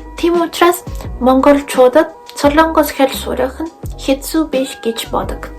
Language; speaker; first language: Mongolian; non-native, learner; Spanish